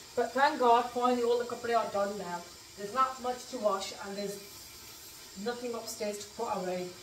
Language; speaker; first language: English; early bilingual, other home language; Punjabi